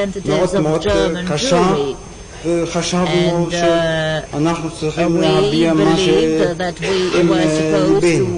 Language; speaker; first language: Hebrew; non-native, fluent; German